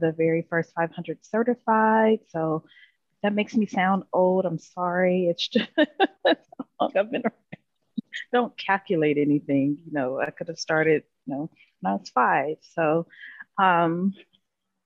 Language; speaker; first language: English; native; English